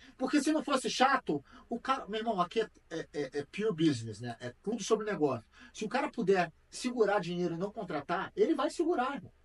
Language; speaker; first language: Portuguese; native; Portuguese